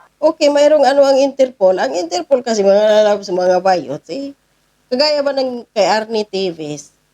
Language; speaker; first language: Filipino; non-native, local second language; Cebuano